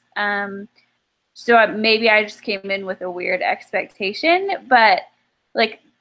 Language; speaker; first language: English; native; English